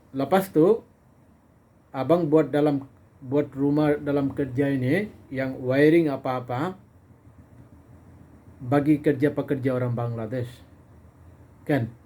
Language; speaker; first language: Indonesian; non-native, fluent; Bangla